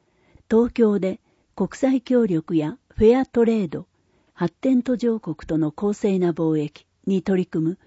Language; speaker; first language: Japanese; native; Japanese